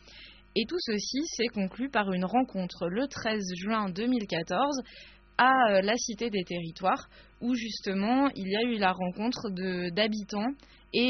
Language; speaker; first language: French; native; French